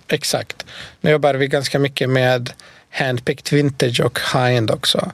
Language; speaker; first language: Swedish; non-native, fluent; Bosnian